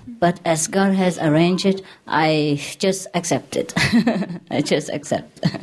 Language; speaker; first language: English; non-native, fluent; Vietnamese